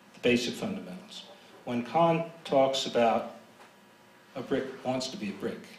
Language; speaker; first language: English; native; English